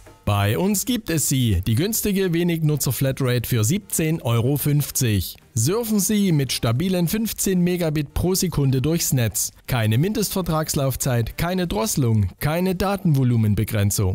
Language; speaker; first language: German; native; German